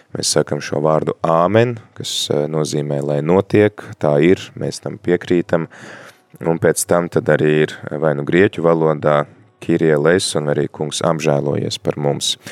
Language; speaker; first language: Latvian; native; Latvian